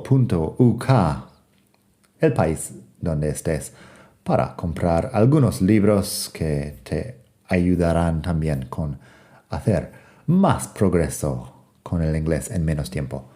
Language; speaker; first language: Spanish; non-native, fluent; English